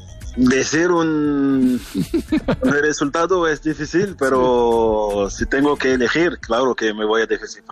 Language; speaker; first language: Spanish; non-native, fluent; French